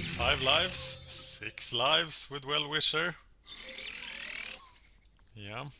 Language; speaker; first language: English; non-native, fluent; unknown